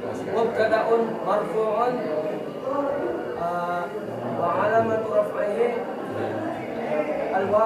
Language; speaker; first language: Arabic; non-native, learner; Indonesian